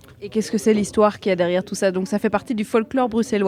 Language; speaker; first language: French; native; French